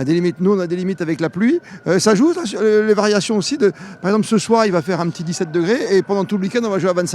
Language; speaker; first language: French; native; French